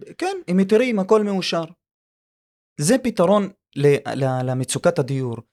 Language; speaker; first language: Hebrew; non-native, local second language; Arabic